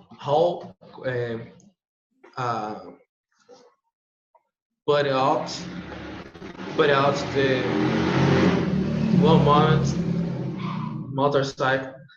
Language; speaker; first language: English; non-native, learner; Portuguese